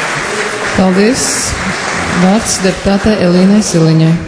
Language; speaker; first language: Latvian; native; Latvian